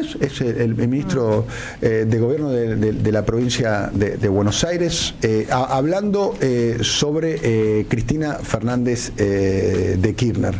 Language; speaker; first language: Spanish; native; Spanish